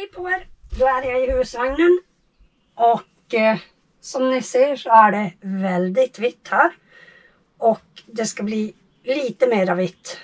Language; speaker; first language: Swedish; native; Swedish